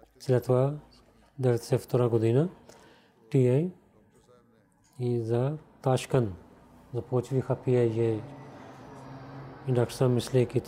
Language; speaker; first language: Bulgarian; non-native, learner; Urdu